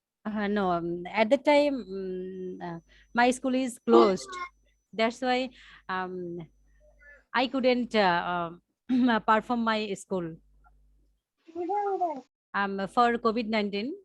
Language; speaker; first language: English; non-native, learner; Bangla